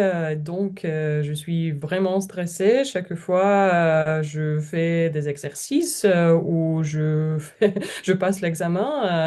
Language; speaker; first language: French; non-native, learner; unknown